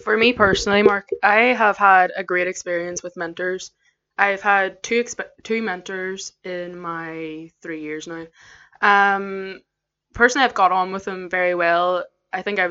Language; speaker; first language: English; native; English